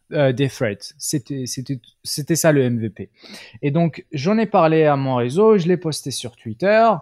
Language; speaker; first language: French; non-native, local second language; Arabic